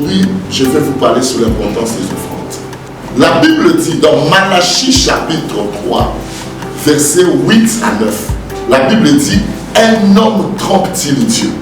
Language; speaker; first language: French; non-native, local second language; Lingala